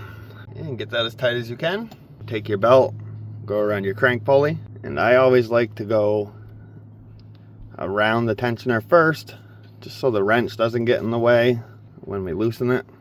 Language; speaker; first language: English; native; English